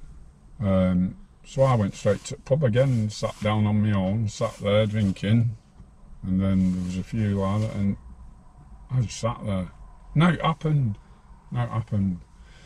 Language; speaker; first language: English; native; English